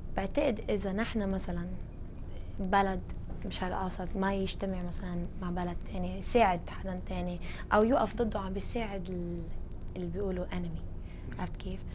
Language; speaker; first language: Arabic; early bilingual, other home language; English